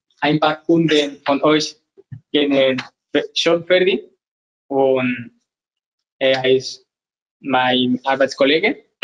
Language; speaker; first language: German; non-native, learner; Spanish